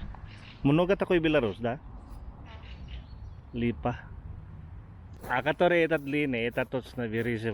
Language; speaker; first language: Russian; non-native, learner; Cebuano